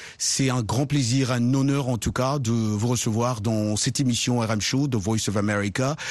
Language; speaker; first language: French; non-native, local second language; Luba-Lulua